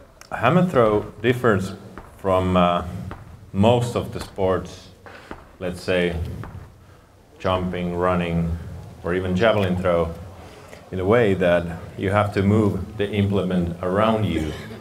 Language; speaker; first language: English; non-native, fluent; Finnish